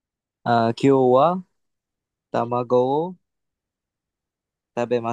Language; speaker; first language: Japanese; non-native, learner; Malay